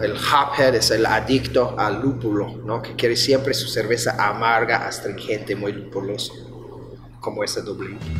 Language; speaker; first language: Spanish; non-native, fluent; English